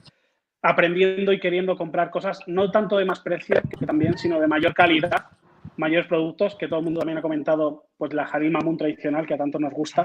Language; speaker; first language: Spanish; native; Spanish